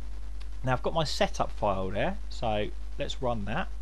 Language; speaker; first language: English; native; English